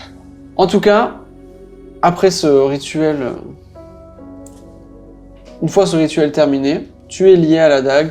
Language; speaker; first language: French; native; French